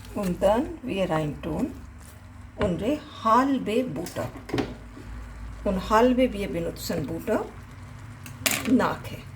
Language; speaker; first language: German; non-native, learner; Hindi